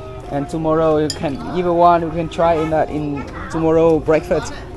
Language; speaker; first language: English; non-native, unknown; Vietnamese